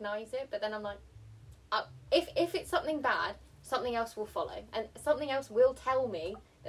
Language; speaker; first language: English; early bilingual, other home language; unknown